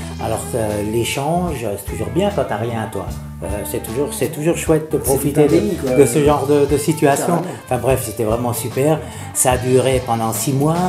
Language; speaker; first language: French; native; French